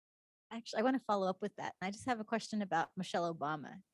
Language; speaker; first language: English; native; English